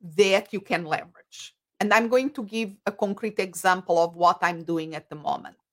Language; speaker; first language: English; non-native, fluent; Portuguese